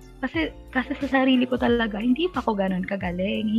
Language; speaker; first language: Filipino; non-native, local second language; Waray